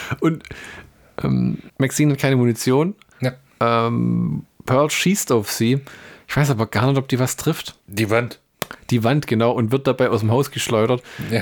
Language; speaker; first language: German; native; German